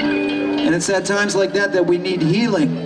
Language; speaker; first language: English; native; English